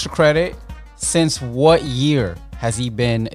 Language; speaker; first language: English; non-native, local second language; Filipino